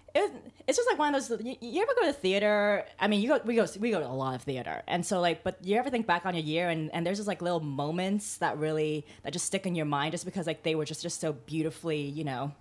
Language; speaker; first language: English; native; English